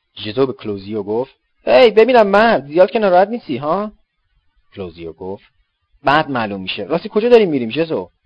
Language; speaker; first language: Persian; native; Persian